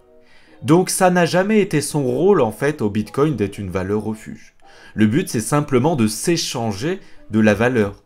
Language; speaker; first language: French; native; French